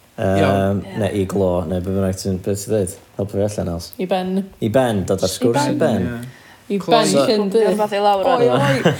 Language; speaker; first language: Welsh; native; Welsh